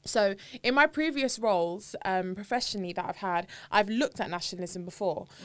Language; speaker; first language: English; native; English